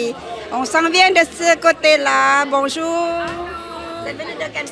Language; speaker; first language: French; non-native, fluent; Lao